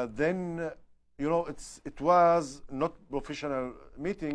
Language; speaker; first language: English; non-native, learner; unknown